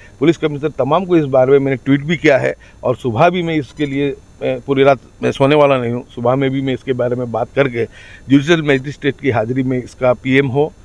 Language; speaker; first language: Hindi; non-native, local second language; Gujarati